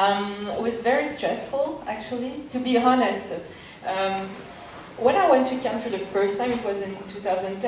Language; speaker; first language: English; non-native, fluent; French